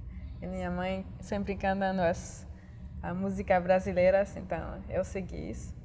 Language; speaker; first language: Portuguese; early bilingual, heritage; Portuguese